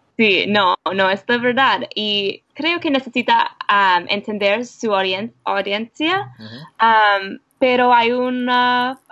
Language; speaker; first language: Spanish; non-native, learner; English